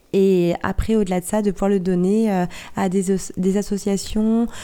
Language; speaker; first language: French; native; French